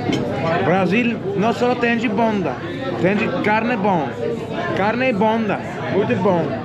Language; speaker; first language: Portuguese; non-native, learner; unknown